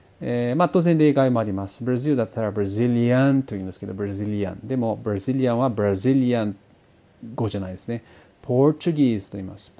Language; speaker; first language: Japanese; early bilingual, heritage; Portuguese